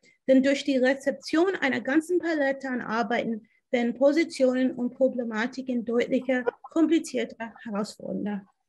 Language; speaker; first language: German; non-native, fluent; English